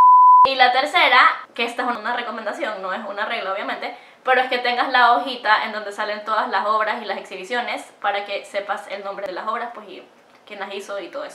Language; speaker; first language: Spanish; native; Spanish